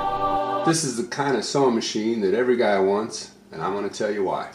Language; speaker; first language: English; native; English